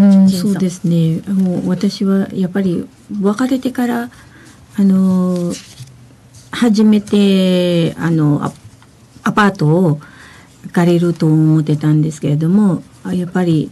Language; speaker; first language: Japanese; non-native, learner; Filipino